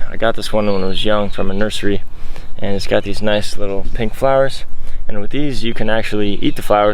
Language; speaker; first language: English; native; English